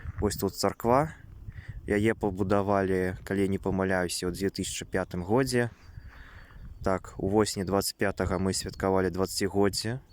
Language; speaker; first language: Belarusian; native; Belarusian